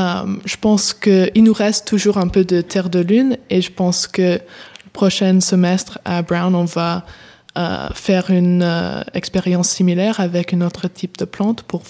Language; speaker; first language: French; early bilingual, heritage; English